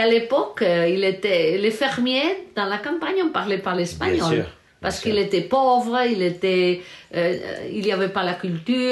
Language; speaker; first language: French; non-native, learner; Galician